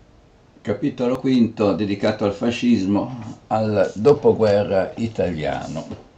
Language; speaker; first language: Italian; native; Italian